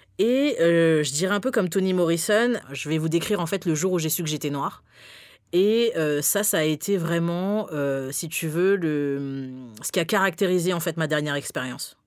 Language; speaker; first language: French; early bilingual, other home language; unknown